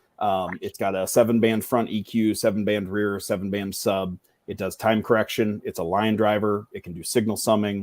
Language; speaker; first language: English; native; English